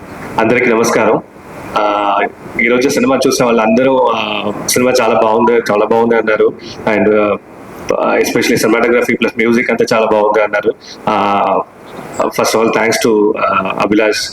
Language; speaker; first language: Telugu; non-native, fluent; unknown